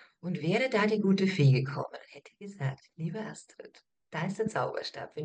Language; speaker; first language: German; native; German